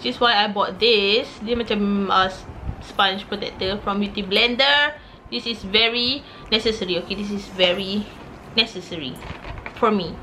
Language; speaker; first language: English; non-native, local second language; Malay